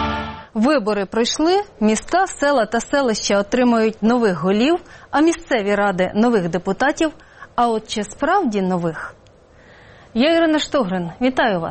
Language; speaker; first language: Ukrainian; native; Ukrainian